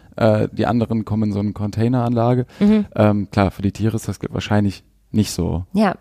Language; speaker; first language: German; native; German